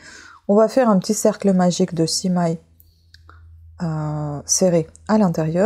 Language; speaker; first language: French; native; French